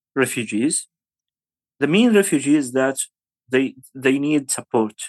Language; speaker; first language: English; non-native, fluent; Arabic